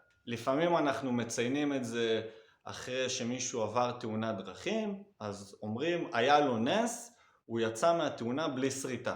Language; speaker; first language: Hebrew; native; Hebrew